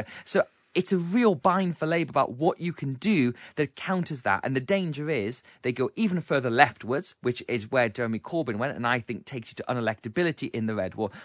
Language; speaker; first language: English; native; English